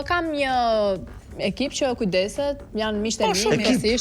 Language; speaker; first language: Albanian; native; Albanian